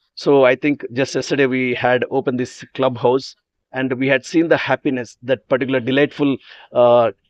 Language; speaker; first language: English; non-native, local second language; Telugu